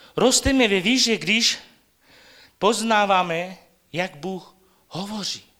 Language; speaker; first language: Czech; non-native, local second language; Romany